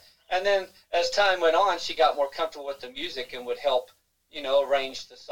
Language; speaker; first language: English; native; English